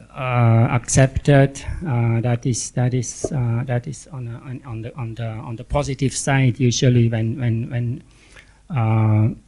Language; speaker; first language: English; non-native, fluent; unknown